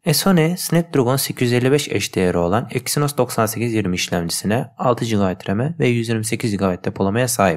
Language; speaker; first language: Turkish; native; Turkish